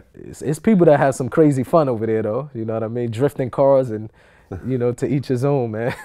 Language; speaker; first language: English; native; English